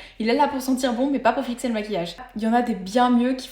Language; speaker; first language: French; native; French